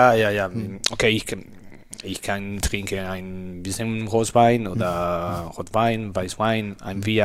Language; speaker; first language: German; non-native, learner; Spanish